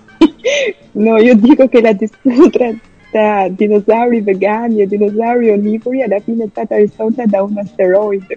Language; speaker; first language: Italian; non-native, fluent; Albanian